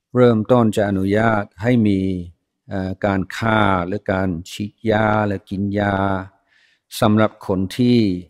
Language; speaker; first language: Thai; non-native, fluent; English